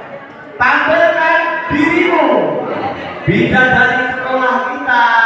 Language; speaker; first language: Indonesian; native; Indonesian